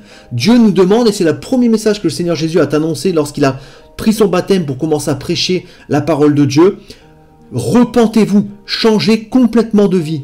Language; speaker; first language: French; native; French